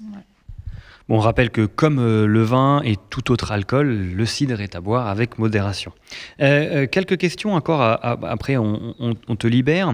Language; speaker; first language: French; native; French